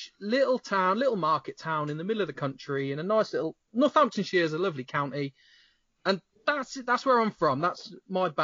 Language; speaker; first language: English; native; English